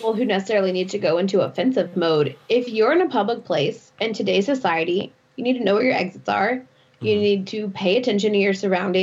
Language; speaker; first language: English; native; English